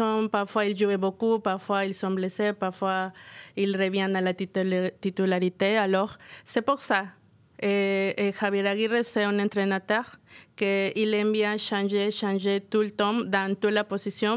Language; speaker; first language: French; non-native, fluent; Spanish